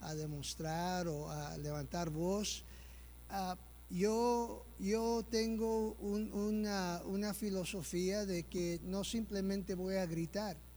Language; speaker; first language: Spanish; early bilingual, heritage; Spanish